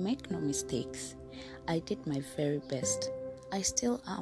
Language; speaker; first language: English; non-native, local second language; Luo (Kenya and Tanzania)